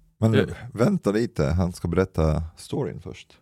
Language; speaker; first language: Swedish; non-native, fluent; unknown